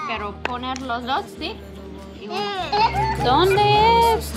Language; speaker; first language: Spanish; non-native, learner; English